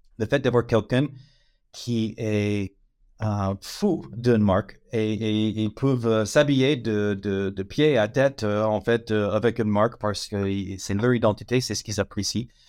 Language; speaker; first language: French; non-native, fluent; English